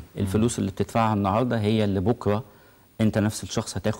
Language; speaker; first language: Arabic; native; Arabic